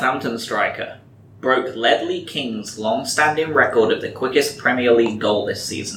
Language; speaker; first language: English; native; English